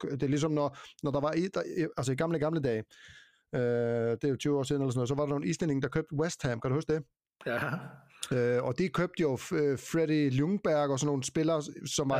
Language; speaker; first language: Danish; native; Danish